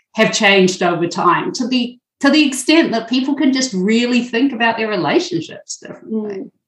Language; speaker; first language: English; native; English